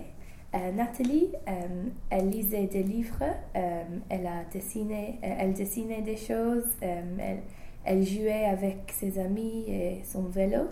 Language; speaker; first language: French; non-native, learner; English